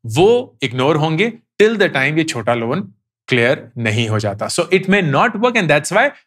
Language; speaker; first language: Hindi; native; Hindi